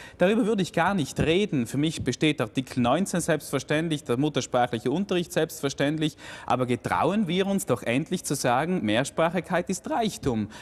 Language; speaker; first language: German; native; German